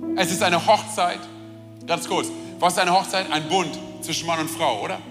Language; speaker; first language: German; early bilingual, other home language; Romanian